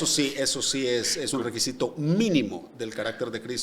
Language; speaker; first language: Spanish; native; Spanish